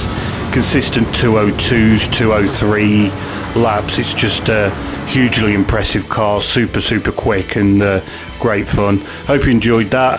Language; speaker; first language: English; native; English